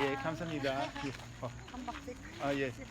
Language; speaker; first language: Korean; non-native, learner; English